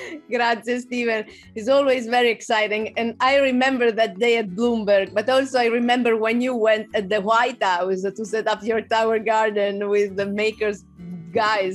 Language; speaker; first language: English; non-native, fluent; Italian